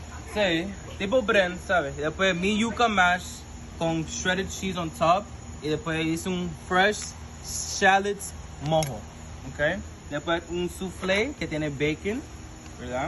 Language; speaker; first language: Spanish; early bilingual, heritage; Spanish